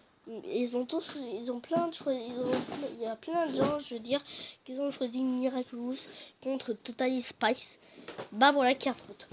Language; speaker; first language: French; native; French